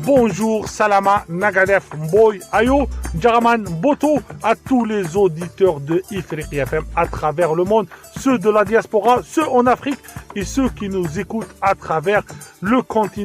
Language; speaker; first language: French; non-native, local second language; Arabic